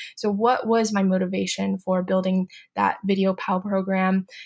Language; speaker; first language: English; non-native, fluent; Chinese